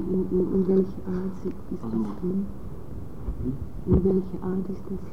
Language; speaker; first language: German; non-native, learner; Dutch